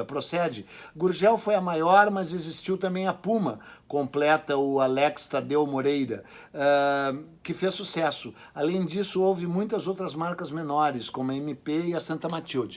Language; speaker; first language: Portuguese; native; Portuguese